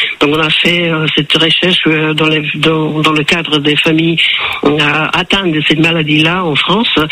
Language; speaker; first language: French; non-native, fluent; Czech